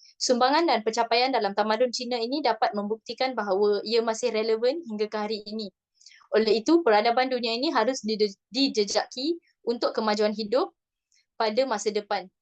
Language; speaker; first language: Malay; non-native, local second language; Tamil